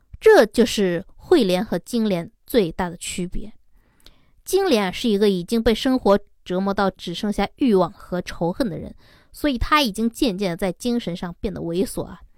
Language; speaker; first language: Chinese; native; Chinese